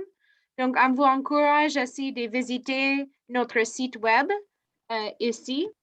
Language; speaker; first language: French; non-native, fluent; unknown